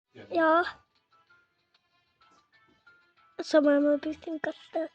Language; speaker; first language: Finnish; native; Finnish